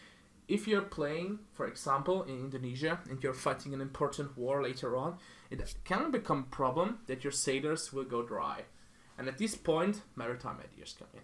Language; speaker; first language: English; non-native, fluent; German